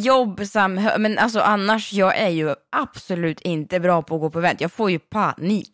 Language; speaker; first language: Swedish; native; Swedish